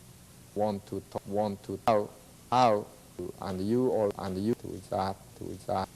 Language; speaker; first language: English; non-native, learner; Japanese